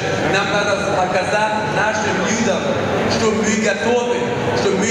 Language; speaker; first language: Russian; non-native, fluent; Swedish